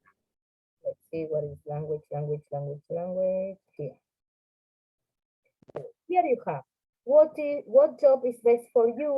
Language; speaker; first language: English; non-native, fluent; Spanish